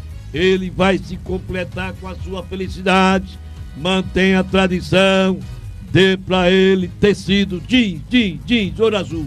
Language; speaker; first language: Portuguese; native; Portuguese